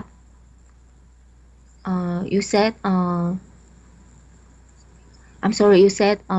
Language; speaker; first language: English; non-native, learner; Chinese